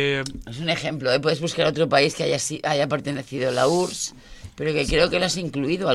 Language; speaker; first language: Spanish; native; Spanish